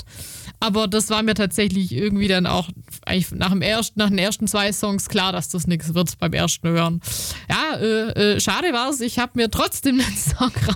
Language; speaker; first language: German; native; German